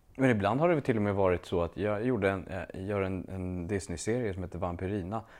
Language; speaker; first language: Swedish; native; Swedish